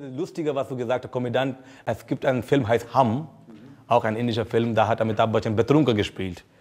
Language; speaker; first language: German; non-native, fluent; Hindi